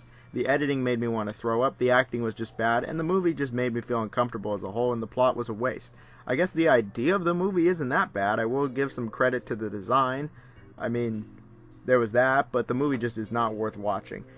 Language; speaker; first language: English; native; English